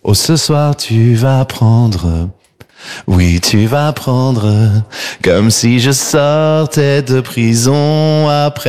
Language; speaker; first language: French; native; French